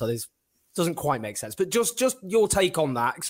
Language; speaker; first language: English; native; English